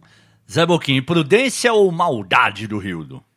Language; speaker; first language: Portuguese; native; Portuguese